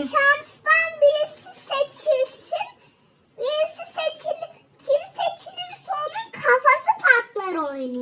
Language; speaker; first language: Turkish; native; Turkish